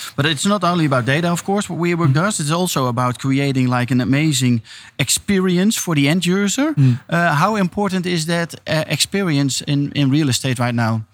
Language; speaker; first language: English; non-native, fluent; Dutch